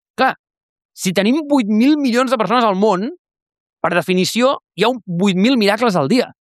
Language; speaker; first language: Catalan; native; Catalan